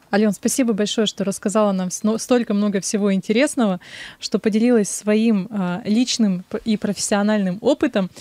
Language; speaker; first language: Russian; native; Russian